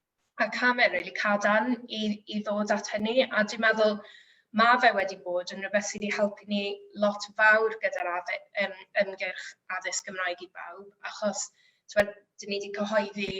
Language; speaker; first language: Welsh; native; Welsh